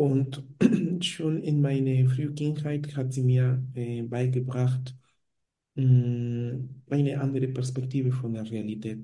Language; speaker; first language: German; non-native, fluent; Spanish